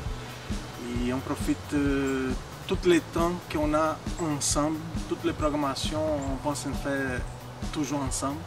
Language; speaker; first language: French; non-native, fluent; Portuguese